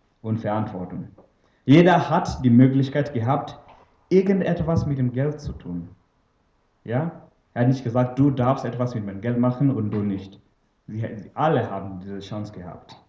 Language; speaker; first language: German; non-native, fluent; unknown